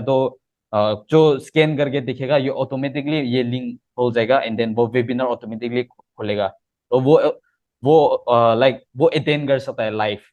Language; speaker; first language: Hindi; non-native, local second language; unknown